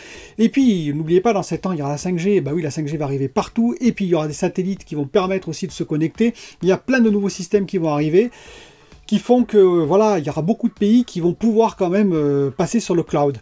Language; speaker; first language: French; native; French